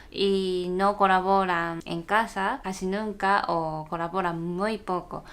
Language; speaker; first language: Spanish; non-native, fluent; Japanese